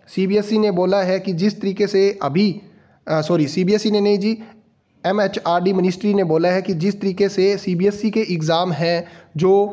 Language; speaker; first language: Hindi; non-native, local second language; Punjabi